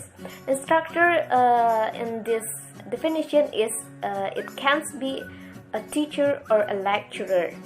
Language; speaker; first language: English; non-native, learner; Indonesian